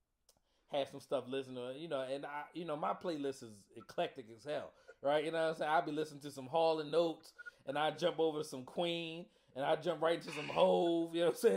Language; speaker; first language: English; native; English